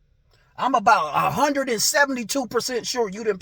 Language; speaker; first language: English; native; English